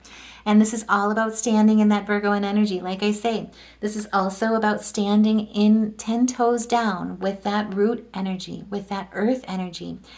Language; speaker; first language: English; native; English